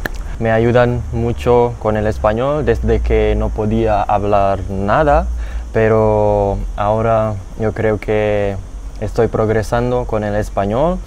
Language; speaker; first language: Spanish; non-native, learner; Indonesian